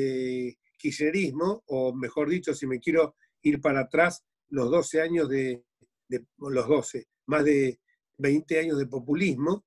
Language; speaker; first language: Spanish; native; Spanish